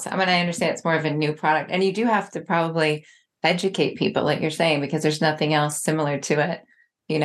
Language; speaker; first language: English; native; English